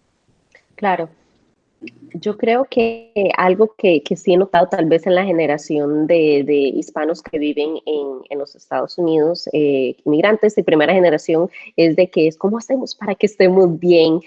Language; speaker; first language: Spanish; native; Spanish